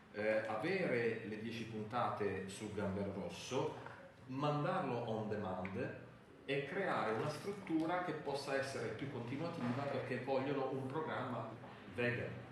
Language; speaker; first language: Italian; native; Italian